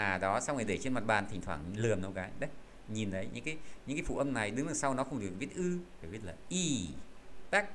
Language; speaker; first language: Vietnamese; native; Vietnamese